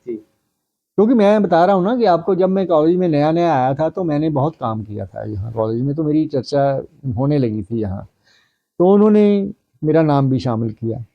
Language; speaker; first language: Hindi; non-native, local second language; Punjabi